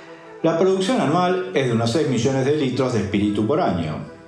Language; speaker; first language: Spanish; native; Spanish